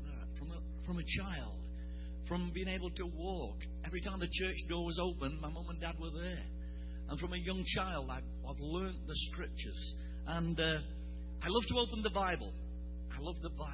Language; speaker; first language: English; native; English